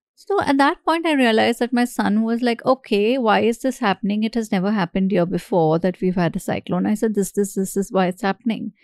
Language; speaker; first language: English; non-native, local second language; Hindi